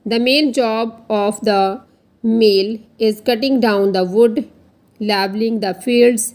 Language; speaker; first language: English; non-native, local second language; Punjabi